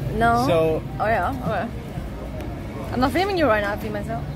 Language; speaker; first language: English; non-native, learner; Thai